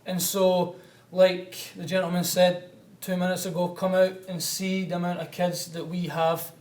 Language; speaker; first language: English; native; English